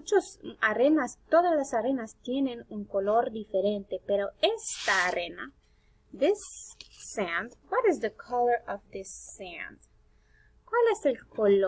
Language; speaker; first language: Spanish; non-native, fluent; English